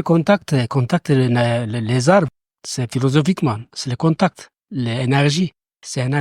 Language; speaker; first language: French; non-native, learner; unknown